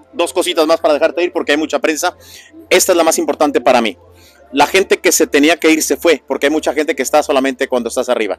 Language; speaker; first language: Spanish; native; Spanish